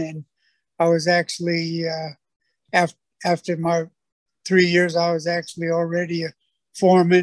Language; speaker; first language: English; native; English